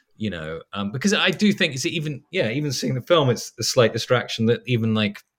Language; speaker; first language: English; native; English